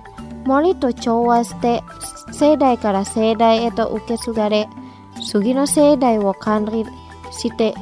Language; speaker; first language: Japanese; non-native, fluent; Indonesian